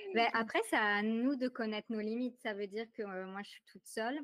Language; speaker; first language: French; native; French